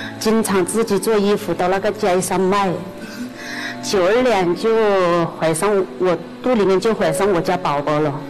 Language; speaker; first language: Chinese; native; Chinese